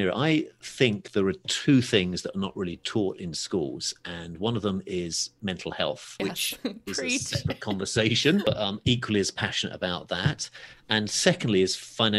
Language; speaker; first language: English; native; English